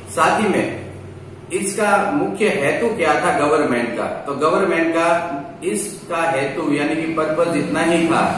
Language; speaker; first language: Hindi; non-native, local second language; Gujarati